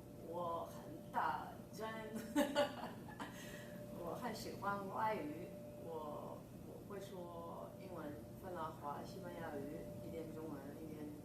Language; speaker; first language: Chinese; non-native, learner; English